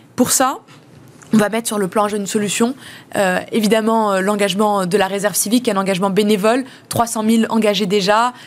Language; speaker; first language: French; native; French